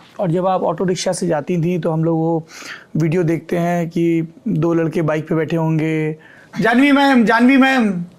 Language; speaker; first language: Hindi; native; Hindi